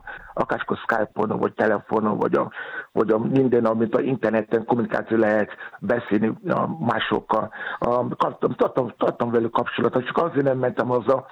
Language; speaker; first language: Hungarian; non-native, learner; Yoruba